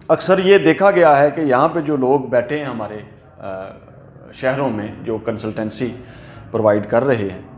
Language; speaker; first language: Urdu; non-native, local second language; Punjabi